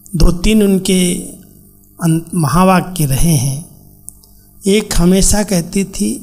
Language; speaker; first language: Hindi; native; Hindi